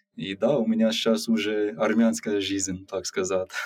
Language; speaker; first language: Russian; non-native, learner; English